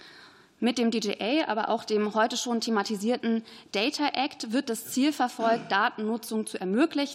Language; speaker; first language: German; native; German